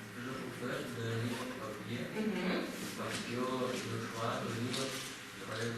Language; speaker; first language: French; non-native, learner; Russian